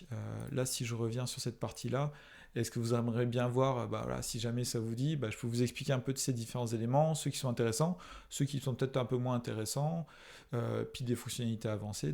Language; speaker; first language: French; native; French